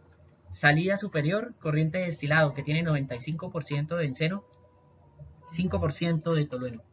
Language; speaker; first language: Spanish; native; Spanish